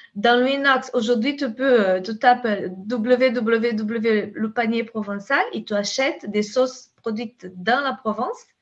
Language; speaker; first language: French; non-native, fluent; Portuguese